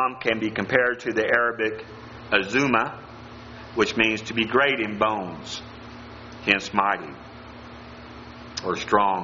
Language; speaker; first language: English; native; English